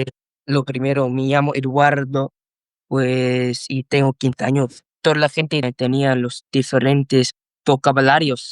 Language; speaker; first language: Spanish; non-native, learner; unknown